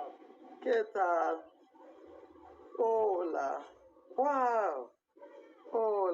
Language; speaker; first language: Spanish; non-native, learner; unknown